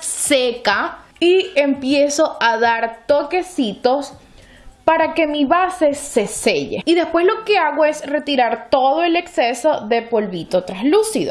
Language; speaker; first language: Spanish; native; Spanish